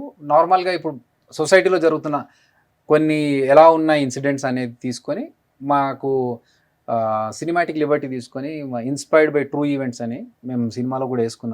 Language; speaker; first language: Telugu; native; Telugu